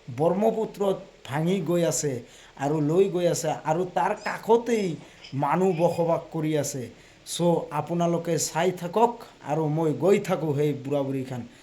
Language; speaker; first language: Assamese; non-native, local second language; Bangla